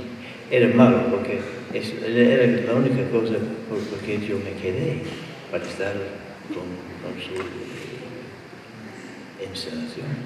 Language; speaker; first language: Spanish; non-native, fluent; English